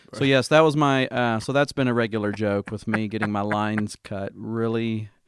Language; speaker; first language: English; native; English